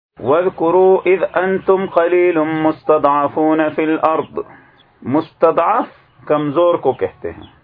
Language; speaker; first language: Urdu; native; Urdu